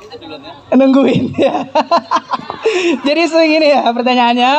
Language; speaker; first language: Indonesian; native; Indonesian